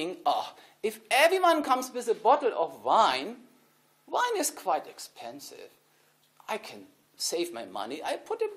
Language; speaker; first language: English; non-native, fluent; German